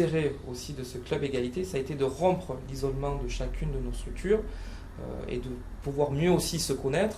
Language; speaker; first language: French; native; French